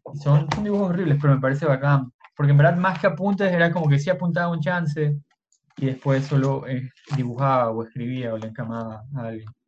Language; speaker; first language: Spanish; native; Spanish